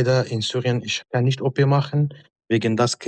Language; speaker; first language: German; non-native, learner; Kurdish